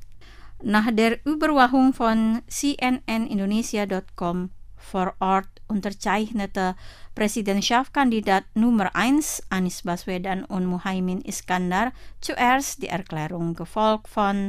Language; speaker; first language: German; non-native, fluent; Indonesian